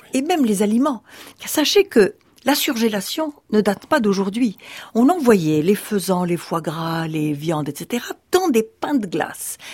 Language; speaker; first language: French; early bilingual, other home language; Russian